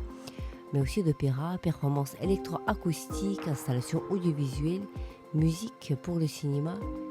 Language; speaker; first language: French; non-native, fluent; Ukrainian